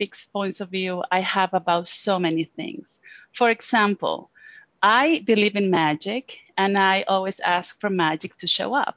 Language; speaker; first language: English; non-native, fluent; Spanish